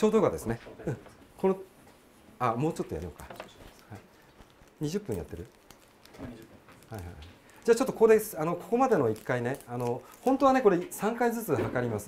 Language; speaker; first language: Japanese; native; Japanese